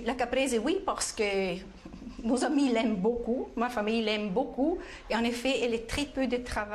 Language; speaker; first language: French; non-native, fluent; Italian